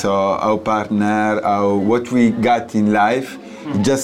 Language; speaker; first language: English; non-native, learner; Italian